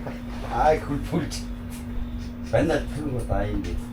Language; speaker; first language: Korean; native; Korean